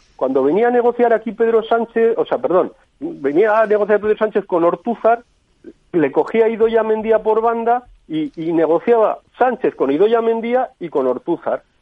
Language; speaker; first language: Spanish; native; Spanish